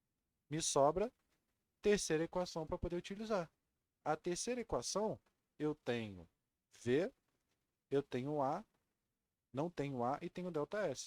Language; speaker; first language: Portuguese; native; Portuguese